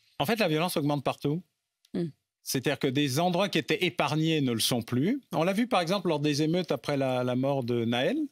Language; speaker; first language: French; native; French